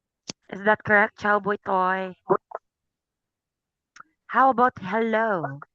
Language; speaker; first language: English; non-native, fluent; Filipino